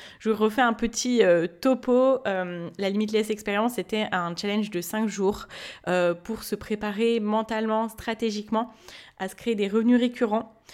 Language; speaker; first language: French; native; French